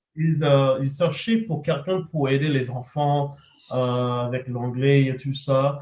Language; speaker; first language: French; non-native, fluent; English